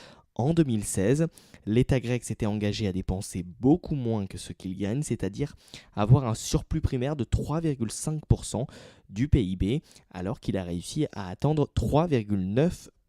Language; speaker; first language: French; native; French